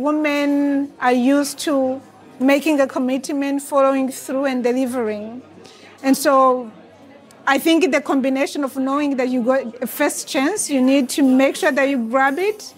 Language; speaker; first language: English; non-native, fluent; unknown